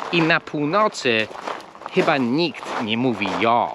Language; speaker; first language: Polish; non-native, fluent; English